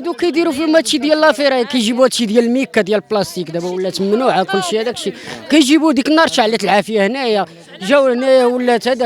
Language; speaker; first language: Arabic; native; Arabic